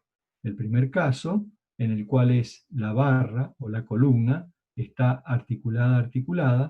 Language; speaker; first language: Spanish; native; Spanish